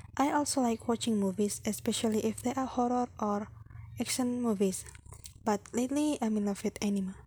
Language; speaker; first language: English; non-native, fluent; Indonesian